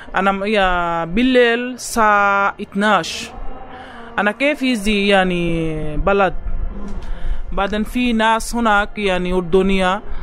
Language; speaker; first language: Arabic; non-native, learner; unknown